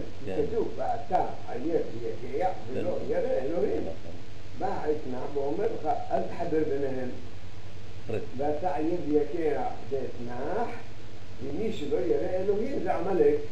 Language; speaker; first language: Hebrew; early bilingual, other home language; Arabic